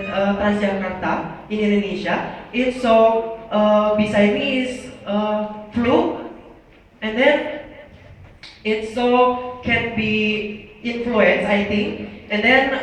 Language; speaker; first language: English; non-native, learner; Indonesian